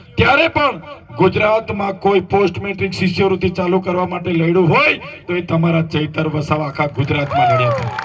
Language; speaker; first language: Gujarati; non-native, local second language; Vasavi